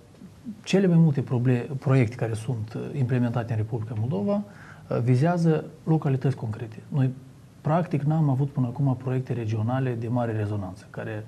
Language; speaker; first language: Romanian; native; Romanian